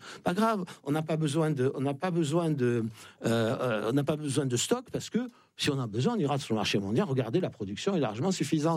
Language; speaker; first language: French; native; French